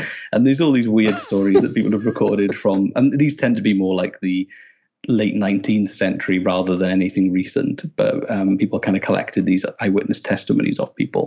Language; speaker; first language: English; native; English